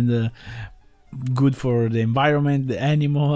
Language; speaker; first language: English; non-native, fluent; Italian